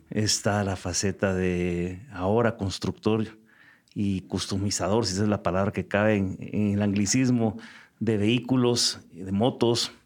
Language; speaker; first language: Spanish; native; Spanish